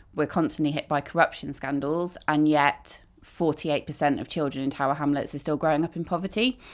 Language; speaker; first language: English; native; English